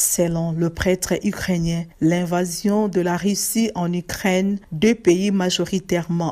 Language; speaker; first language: French; native; French